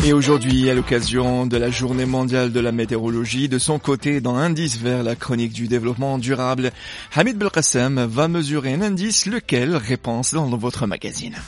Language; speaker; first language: French; non-native, local second language; Arabic